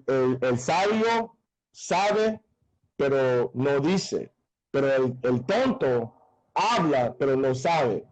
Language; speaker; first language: Spanish; non-native, fluent; English